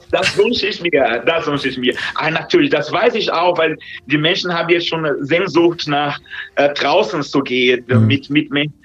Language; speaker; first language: German; non-native, fluent; Portuguese